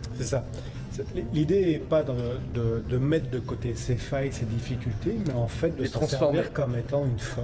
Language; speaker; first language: French; native; French